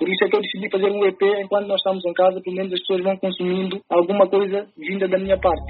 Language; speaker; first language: Portuguese; early bilingual, other home language; Upper Guinea Crioulo